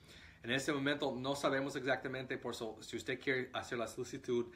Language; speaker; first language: Spanish; non-native, fluent; English